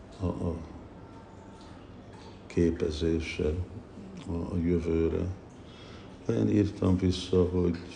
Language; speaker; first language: Hungarian; early bilingual, heritage; Hungarian